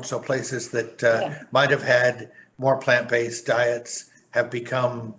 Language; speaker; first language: English; native; English